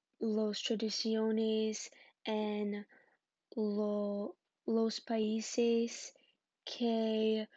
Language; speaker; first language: Spanish; non-native, learner; English